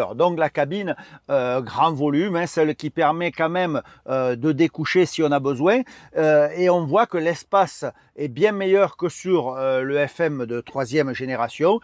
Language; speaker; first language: French; native; French